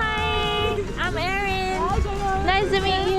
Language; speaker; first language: English; non-native, learner; Korean